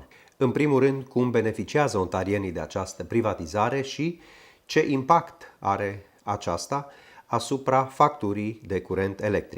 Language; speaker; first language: Romanian; native; Romanian